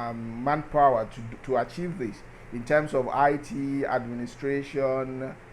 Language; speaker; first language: English; non-native, local second language; Yoruba